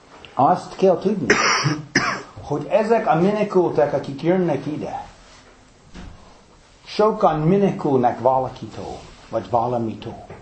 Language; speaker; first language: Hungarian; non-native, fluent; English